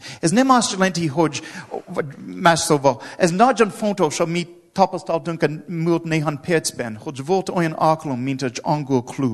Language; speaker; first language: Hungarian; non-native, learner; English